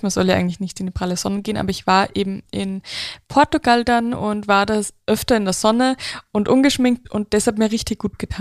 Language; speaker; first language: German; native; German